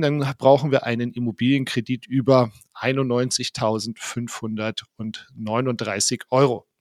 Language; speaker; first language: German; native; German